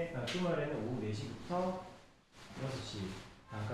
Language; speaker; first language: Korean; native; Korean